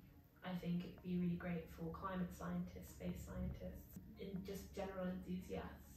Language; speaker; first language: English; native; English